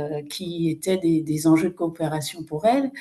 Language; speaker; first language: French; native; French